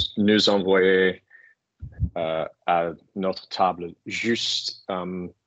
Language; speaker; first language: French; non-native, fluent; English